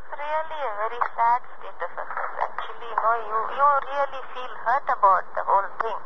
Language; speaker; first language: English; non-native, local second language; Tamil